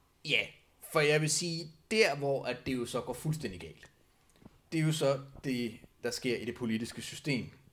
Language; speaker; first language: Danish; native; Danish